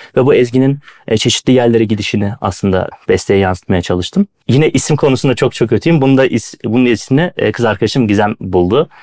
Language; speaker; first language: Turkish; native; Turkish